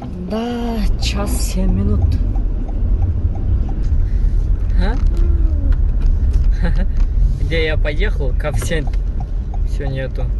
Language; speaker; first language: Russian; non-native, learner; Kyrgyz